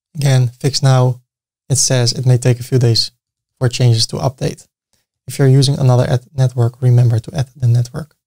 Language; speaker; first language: English; non-native, fluent; Dutch